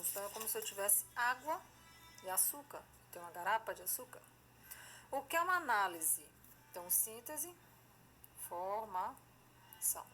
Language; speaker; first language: Portuguese; native; Portuguese